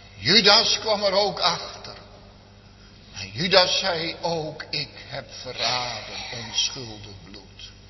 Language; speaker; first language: Dutch; native; Dutch